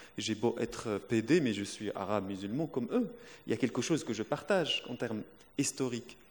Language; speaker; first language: French; non-native, local second language; Arabic